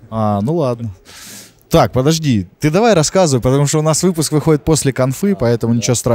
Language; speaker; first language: Russian; native; Russian